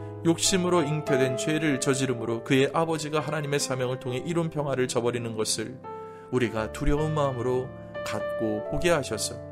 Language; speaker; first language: Korean; native; Korean